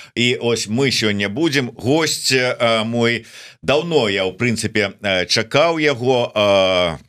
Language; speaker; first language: Belarusian; native; Belarusian